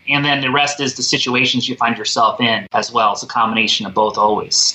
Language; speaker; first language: English; native; English